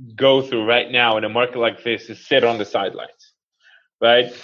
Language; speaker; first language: English; non-native, fluent; Hebrew